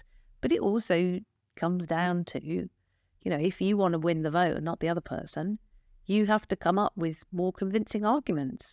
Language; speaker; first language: English; native; English